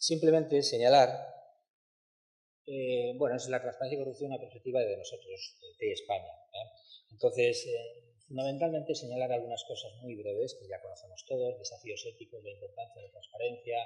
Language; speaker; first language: Spanish; native; Spanish